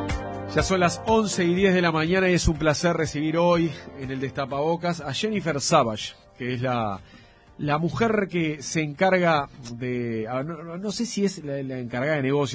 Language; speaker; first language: Spanish; native; Spanish